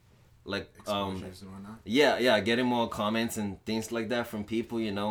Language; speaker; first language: English; non-native, local second language; Yoruba